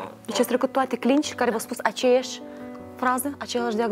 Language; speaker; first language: Romanian; native; Romanian